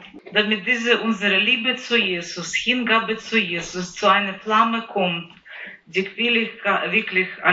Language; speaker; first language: German; non-native, learner; Ukrainian